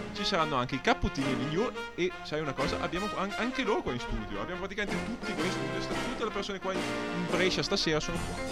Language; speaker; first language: Italian; native; Italian